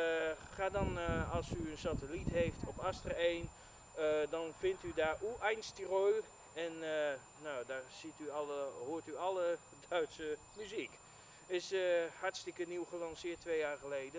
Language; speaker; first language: Dutch; native; Dutch